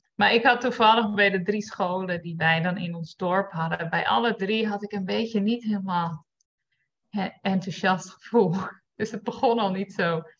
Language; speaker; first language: Dutch; native; Dutch